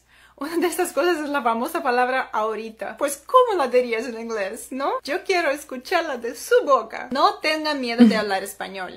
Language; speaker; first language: Spanish; non-native, fluent; Ukrainian